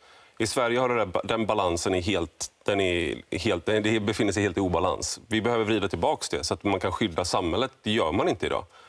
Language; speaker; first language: Swedish; native; Swedish